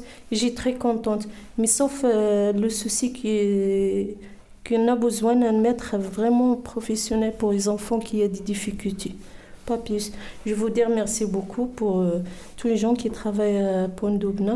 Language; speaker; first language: French; non-native, learner; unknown